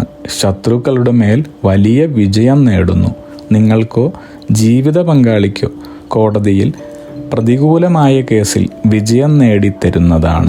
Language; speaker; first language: Malayalam; native; Malayalam